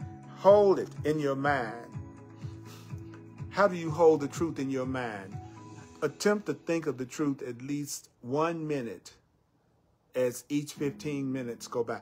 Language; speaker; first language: English; native; English